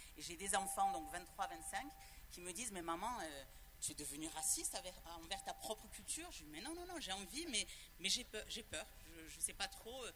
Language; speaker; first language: French; native; French